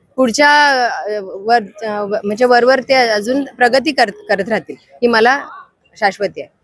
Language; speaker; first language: Marathi; native; Marathi